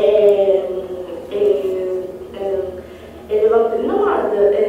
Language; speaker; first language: French; non-native, learner; Italian